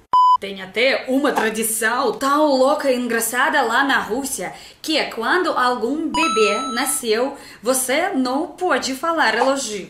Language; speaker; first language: Portuguese; non-native, fluent; Russian